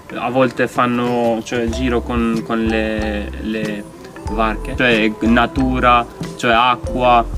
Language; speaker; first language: Italian; non-native, fluent; Albanian